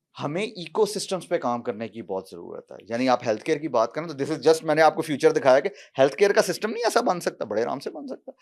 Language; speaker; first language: Urdu; non-native, local second language; Punjabi